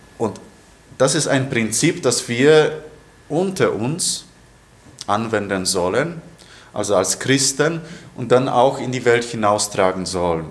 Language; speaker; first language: German; non-native, fluent; Polish